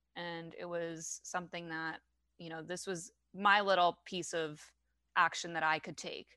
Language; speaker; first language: English; non-native, fluent; French